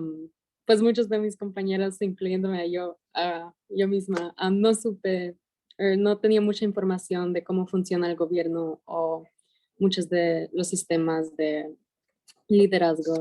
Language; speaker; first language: Spanish; early bilingual, heritage; Spanish